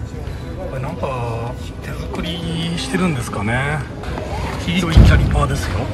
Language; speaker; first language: Japanese; native; Japanese